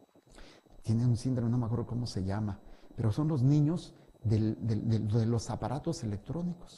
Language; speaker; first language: Spanish; native; Spanish